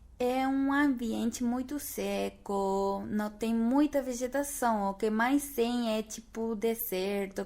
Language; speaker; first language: Portuguese; non-native, fluent; Spanish